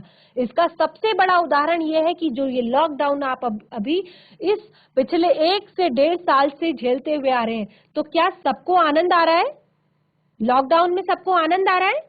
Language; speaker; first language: Hindi; native; Hindi